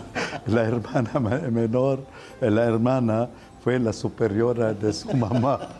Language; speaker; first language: Spanish; non-native, fluent; Arabic